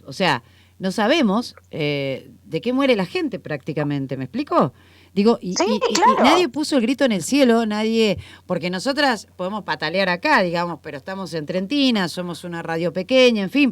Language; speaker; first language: Spanish; native; Spanish